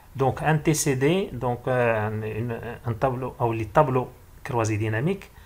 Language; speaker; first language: French; non-native, local second language; Arabic